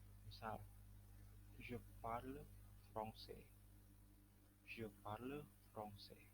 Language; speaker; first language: French; non-native, fluent; Indonesian